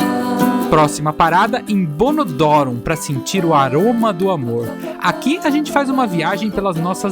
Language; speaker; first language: Portuguese; native; Portuguese